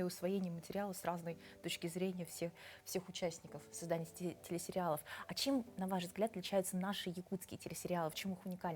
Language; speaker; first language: Russian; native; Russian